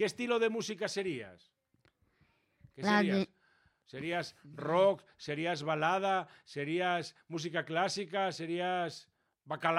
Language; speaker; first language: Spanish; native; Spanish